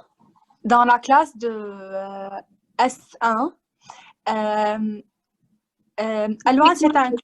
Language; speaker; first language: French; non-native, learner; Arabic